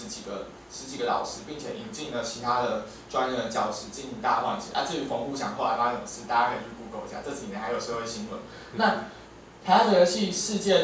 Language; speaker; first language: Chinese; native; Chinese